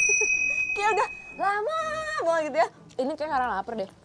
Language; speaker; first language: Indonesian; native; Indonesian